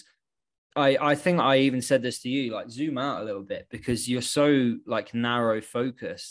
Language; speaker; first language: English; native; English